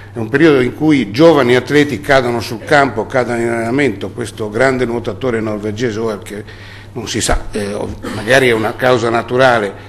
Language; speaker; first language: Italian; native; Italian